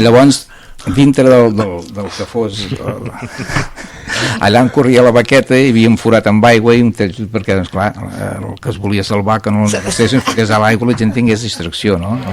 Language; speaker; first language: Catalan; native; Catalan